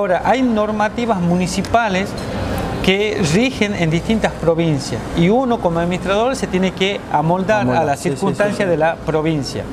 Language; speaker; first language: Spanish; native; Spanish